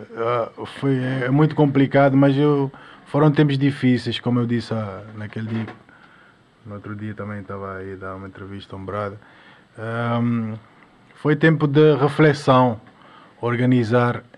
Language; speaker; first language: Portuguese; non-native, local second language; Kabuverdianu